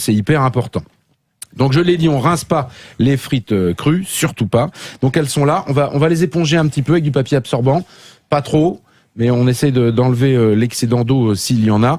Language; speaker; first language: French; native; French